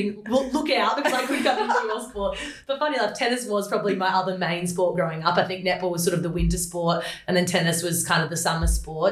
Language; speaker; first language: English; native; English